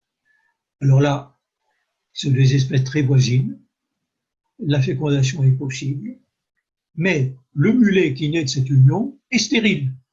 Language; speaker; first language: French; native; French